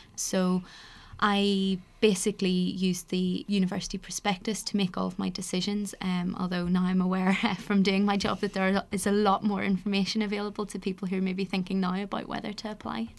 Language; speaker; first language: English; native; English